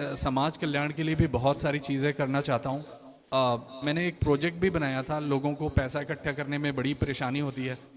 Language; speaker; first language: Hindi; native; Hindi